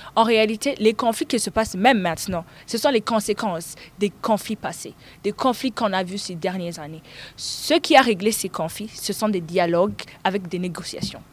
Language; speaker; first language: French; non-native, local second language; Rundi